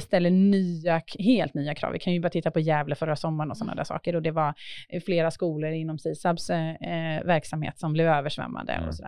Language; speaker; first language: Swedish; native; Swedish